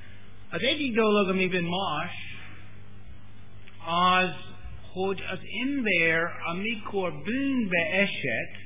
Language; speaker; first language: Hungarian; non-native, learner; English